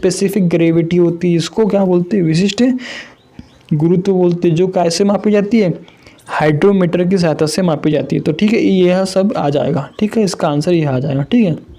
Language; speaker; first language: Hindi; native; Hindi